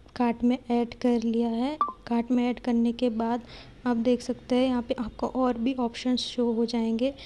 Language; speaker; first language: Hindi; native; Hindi